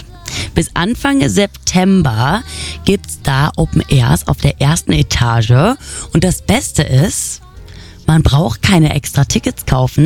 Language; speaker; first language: German; native; German